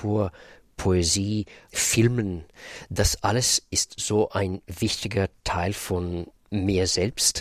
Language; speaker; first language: German; non-native, fluent; Russian